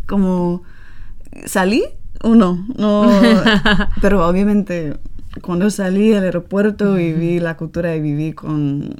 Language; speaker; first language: Spanish; non-native, learner; English